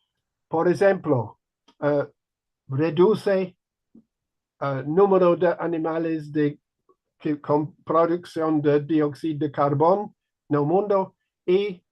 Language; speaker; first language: Spanish; non-native, learner; English